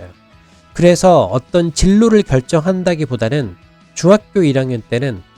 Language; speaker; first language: Korean; native; Korean